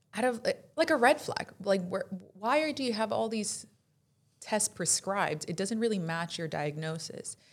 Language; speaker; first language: English; non-native, fluent; Spanish